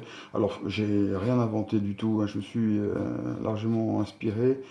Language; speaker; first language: French; native; French